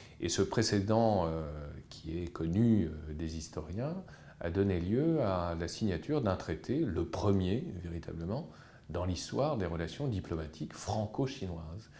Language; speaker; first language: French; native; French